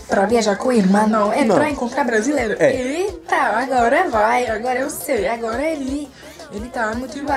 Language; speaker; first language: Portuguese; early bilingual, heritage; Portuguese